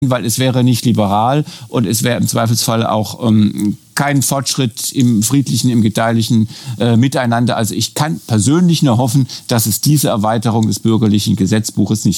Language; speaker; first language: German; native; German